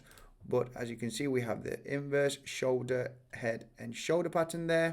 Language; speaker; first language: English; native; English